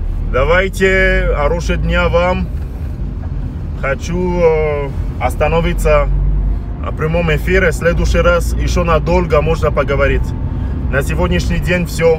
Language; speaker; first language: Russian; non-native, learner; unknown